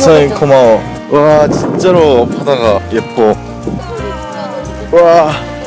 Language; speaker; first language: Korean; non-native, fluent; Japanese